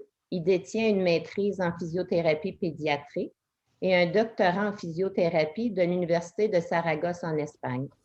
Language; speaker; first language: French; native; French